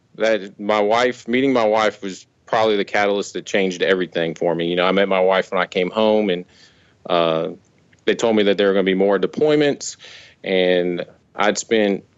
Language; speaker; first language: English; native; English